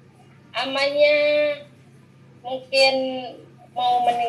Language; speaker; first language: Indonesian; non-native, local second language; Javanese